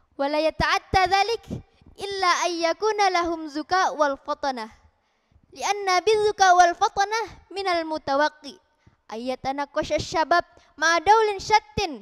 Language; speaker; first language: Arabic; non-native, learner; Indonesian